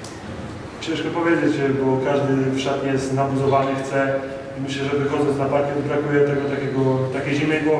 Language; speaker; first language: Polish; native; Polish